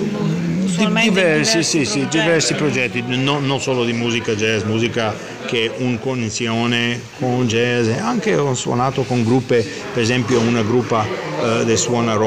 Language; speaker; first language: Italian; non-native, learner; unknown